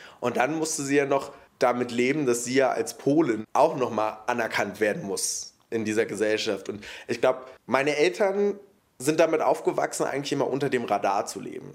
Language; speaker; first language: German; early bilingual, other home language; Polish